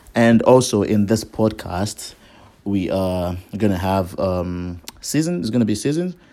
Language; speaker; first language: English; non-native, local second language; Igbo